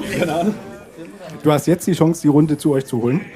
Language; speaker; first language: German; native; German